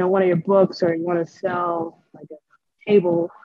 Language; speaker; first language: English; native; English